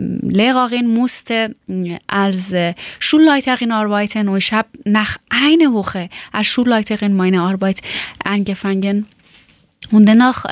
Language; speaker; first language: German; non-native, learner; Persian